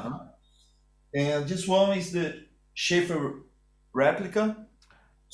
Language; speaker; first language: English; non-native, learner; Portuguese